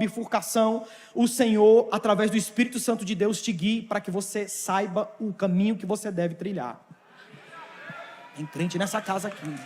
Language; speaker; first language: Portuguese; native; Portuguese